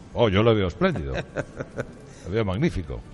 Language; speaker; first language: Spanish; native; Spanish